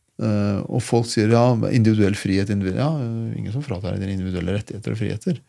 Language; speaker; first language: Norwegian; early bilingual, other home language; Persian